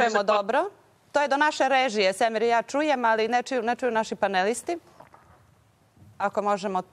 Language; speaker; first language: Serbian; native; Serbian